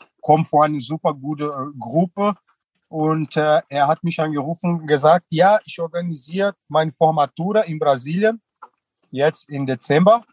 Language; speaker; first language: German; non-native, fluent; Portuguese